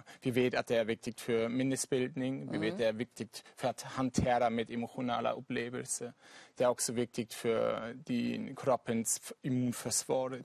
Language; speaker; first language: Swedish; non-native, fluent; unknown